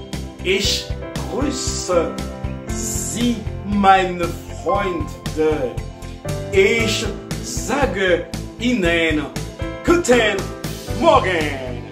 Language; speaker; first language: German; non-native, learner; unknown